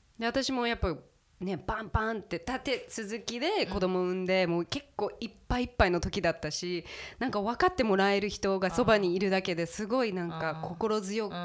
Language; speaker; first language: Japanese; early bilingual, heritage; Japanese